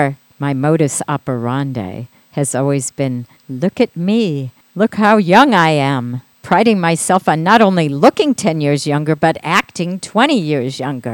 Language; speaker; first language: English; native; English